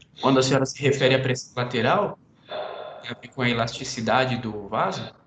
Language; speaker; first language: Portuguese; native; Portuguese